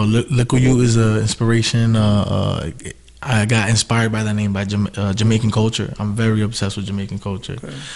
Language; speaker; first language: English; early bilingual, other home language; Spanish